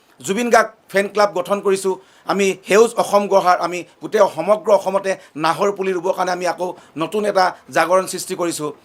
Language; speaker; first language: Assamese; native; Assamese